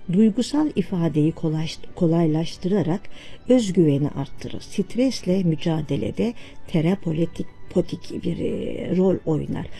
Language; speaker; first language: Turkish; native; Turkish